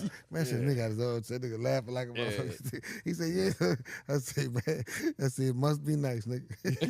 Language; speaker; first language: English; native; English